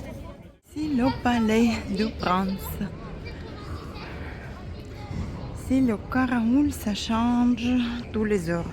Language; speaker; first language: French; non-native, fluent; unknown